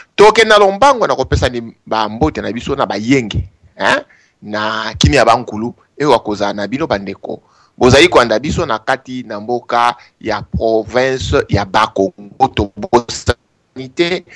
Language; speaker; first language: Lingala; non-native, local second language; Kongo